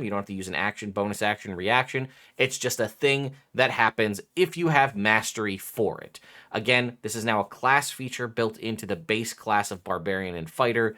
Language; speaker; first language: English; native; English